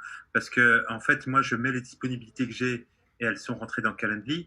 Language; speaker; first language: French; native; French